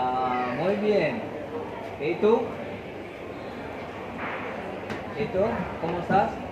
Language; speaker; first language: Spanish; non-native, learner; Filipino